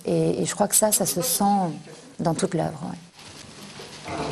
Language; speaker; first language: French; native; French